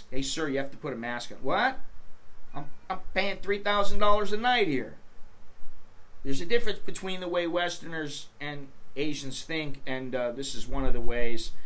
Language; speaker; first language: English; native; English